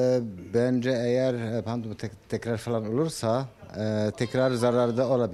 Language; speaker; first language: Turkish; non-native, fluent; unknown